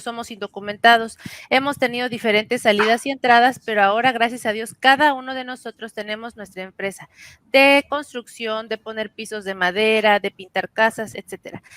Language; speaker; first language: Spanish; native; Spanish